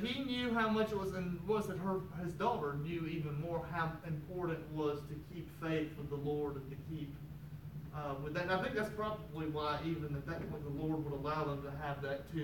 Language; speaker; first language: English; native; English